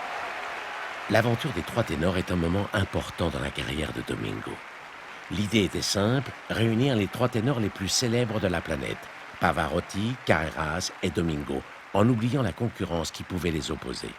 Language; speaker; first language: French; native; French